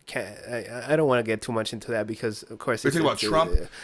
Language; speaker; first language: English; early bilingual, other home language; Spanish